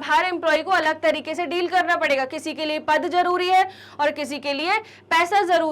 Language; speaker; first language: Hindi; native; Hindi